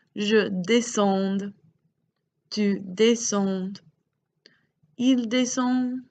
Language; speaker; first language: French; non-native, fluent; English